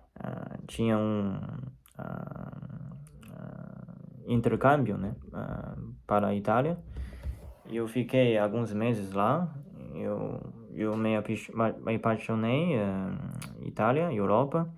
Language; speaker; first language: Portuguese; non-native, fluent; Chinese